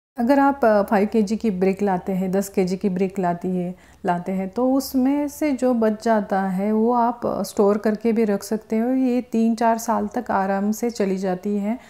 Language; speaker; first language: Hindi; non-native, local second language; Marathi